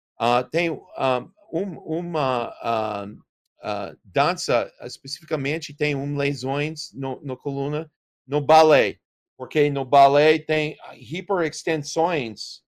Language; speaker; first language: Portuguese; non-native, learner; English